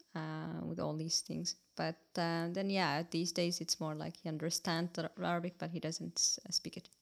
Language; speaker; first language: English; non-native, fluent; Arabic